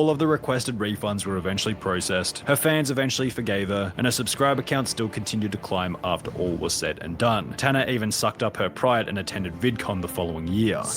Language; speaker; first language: English; native; English